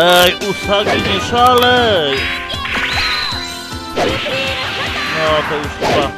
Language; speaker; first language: Polish; native; Polish